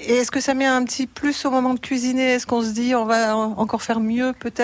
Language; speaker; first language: French; native; French